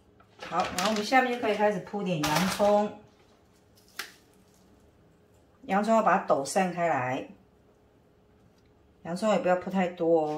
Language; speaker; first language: Chinese; native; Chinese